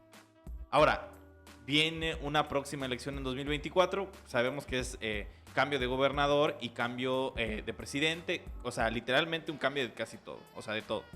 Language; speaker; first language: Spanish; native; Spanish